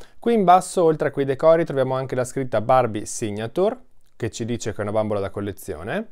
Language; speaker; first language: Italian; native; Italian